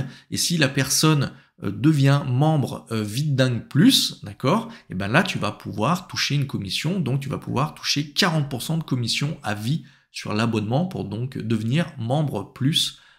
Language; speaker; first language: French; native; French